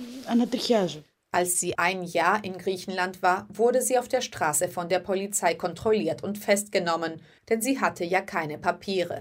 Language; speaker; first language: German; early bilingual, other home language; Greek